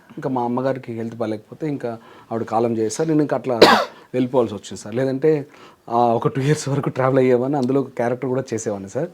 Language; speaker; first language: Telugu; native; Telugu